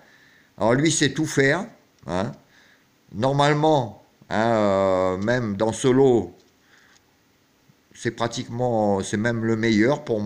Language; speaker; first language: French; native; French